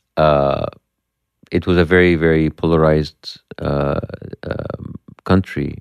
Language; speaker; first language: English; non-native, fluent; Arabic